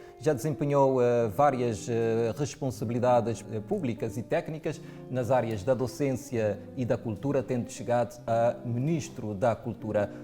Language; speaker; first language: Portuguese; non-native, local second language; Kabuverdianu